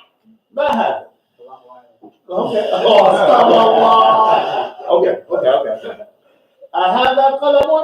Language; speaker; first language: Arabic; non-native, fluent; English